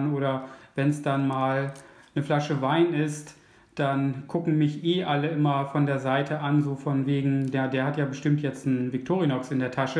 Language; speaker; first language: German; native; German